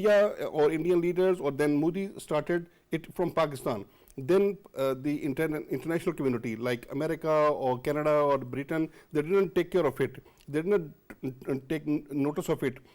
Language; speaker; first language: English; non-native, local second language; Urdu